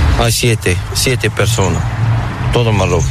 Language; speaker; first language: Spanish; non-native, learner; Arabic